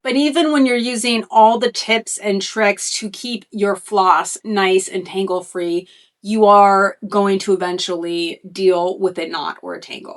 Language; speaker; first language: English; native; English